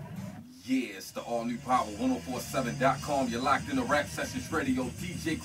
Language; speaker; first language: English; native; English